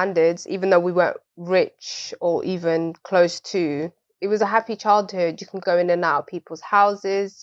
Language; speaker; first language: English; early bilingual, other home language; Swahili